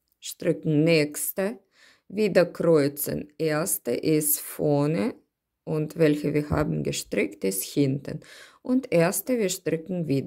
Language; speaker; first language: German; non-native, learner; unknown